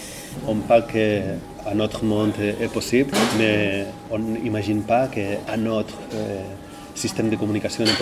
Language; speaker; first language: French; non-native, fluent; Catalan